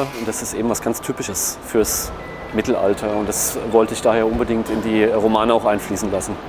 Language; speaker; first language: German; native; German